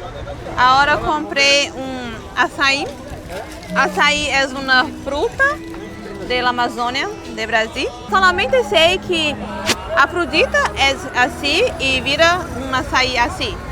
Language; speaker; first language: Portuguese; non-native, fluent; Spanish